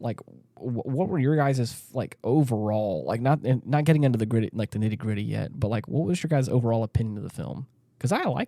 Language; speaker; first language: English; native; English